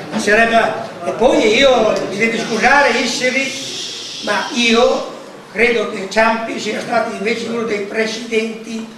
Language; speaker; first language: Italian; native; Italian